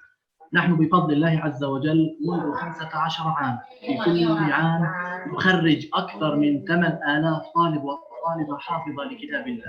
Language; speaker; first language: Arabic; native; Arabic